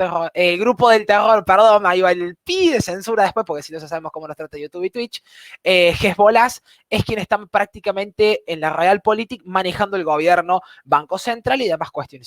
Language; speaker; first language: Spanish; native; Spanish